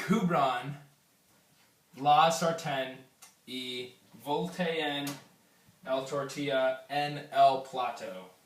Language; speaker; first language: Spanish; non-native, learner; English